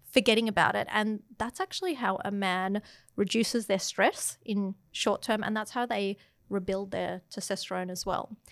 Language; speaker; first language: English; native; English